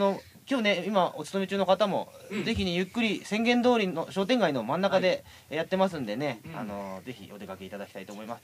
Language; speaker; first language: Japanese; native; Japanese